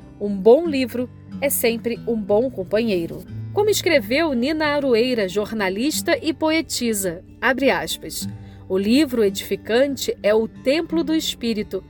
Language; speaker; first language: Portuguese; native; Portuguese